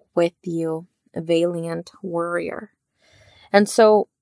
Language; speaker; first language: English; early bilingual, other home language; Spanish